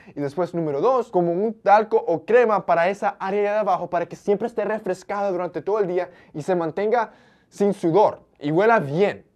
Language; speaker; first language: Spanish; early bilingual, heritage; Spanish